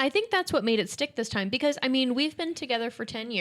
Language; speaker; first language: English; native; English